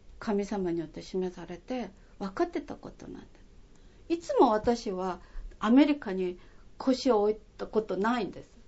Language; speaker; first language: Japanese; non-native, fluent; Korean